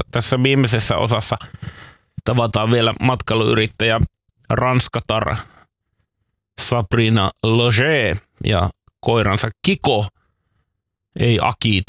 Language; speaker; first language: Finnish; native; Finnish